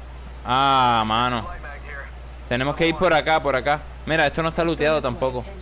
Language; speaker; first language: Spanish; early bilingual, heritage; Spanish